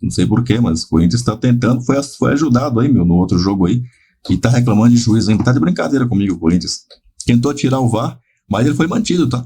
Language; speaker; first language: Portuguese; native; Portuguese